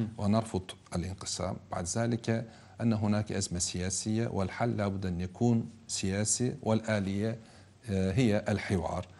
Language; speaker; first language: Arabic; non-native, fluent; Turkish